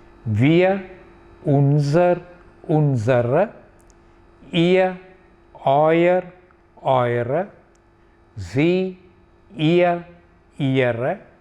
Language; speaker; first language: German; non-native, fluent; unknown